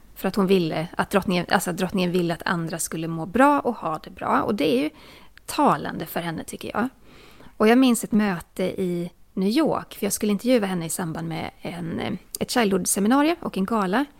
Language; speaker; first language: Swedish; native; Swedish